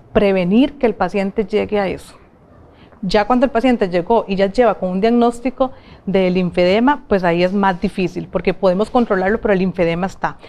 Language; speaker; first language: Spanish; native; Spanish